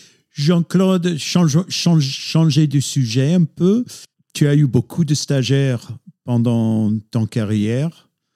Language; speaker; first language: French; non-native, fluent; English